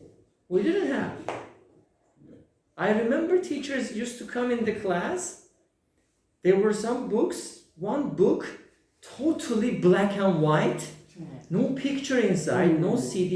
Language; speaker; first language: English; non-native, fluent; Persian